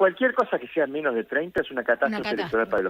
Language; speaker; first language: Spanish; native; Spanish